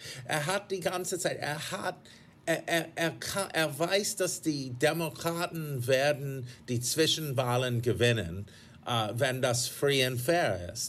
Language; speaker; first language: German; non-native, fluent; English